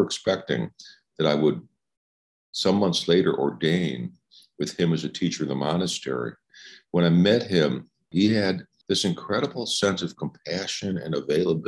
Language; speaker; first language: English; native; English